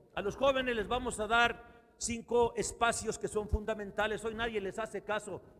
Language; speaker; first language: Spanish; native; Spanish